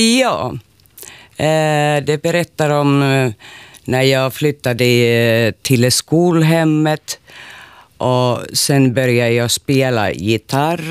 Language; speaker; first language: Swedish; non-native, local second language; Finnish